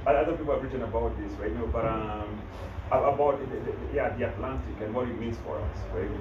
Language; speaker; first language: English; non-native, local second language; Kikuyu